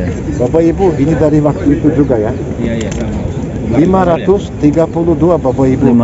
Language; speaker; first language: Indonesian; non-native, learner; Turkish